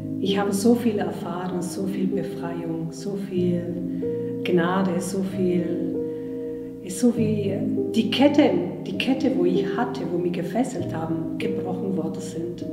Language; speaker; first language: German; non-native, fluent; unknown